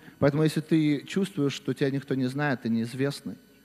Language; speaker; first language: Russian; native; Russian